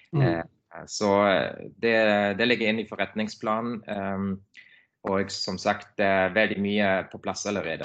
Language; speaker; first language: Norwegian; non-native, fluent; German